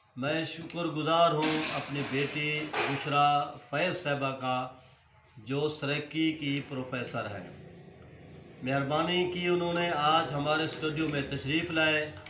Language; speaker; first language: Urdu; non-native, local second language; Saraiki